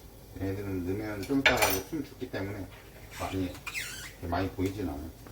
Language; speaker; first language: Korean; native; Korean